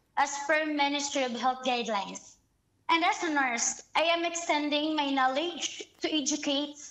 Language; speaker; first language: English; non-native, local second language; Filipino